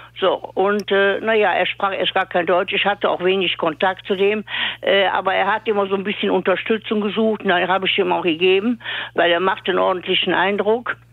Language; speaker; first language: German; native; German